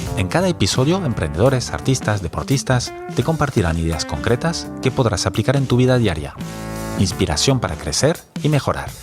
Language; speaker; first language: Spanish; non-native, fluent; French